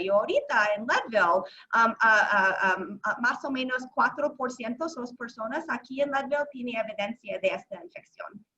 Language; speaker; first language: Spanish; non-native, learner; English